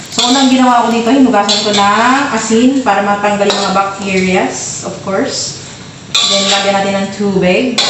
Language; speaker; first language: Filipino; native; Filipino